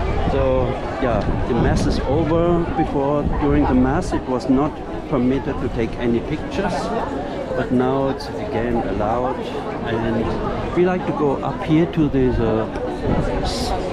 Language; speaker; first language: English; non-native, fluent; German